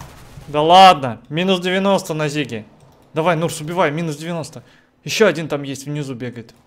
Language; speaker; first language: Russian; native; Russian